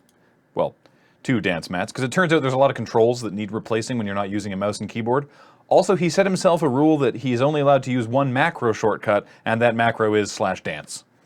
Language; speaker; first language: English; native; English